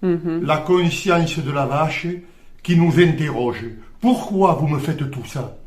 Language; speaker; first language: French; native; French